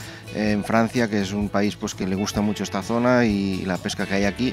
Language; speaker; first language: Spanish; native; Spanish